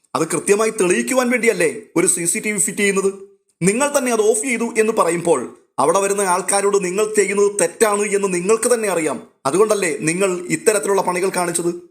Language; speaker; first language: Malayalam; native; Malayalam